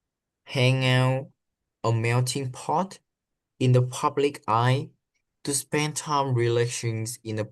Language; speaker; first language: English; non-native, learner; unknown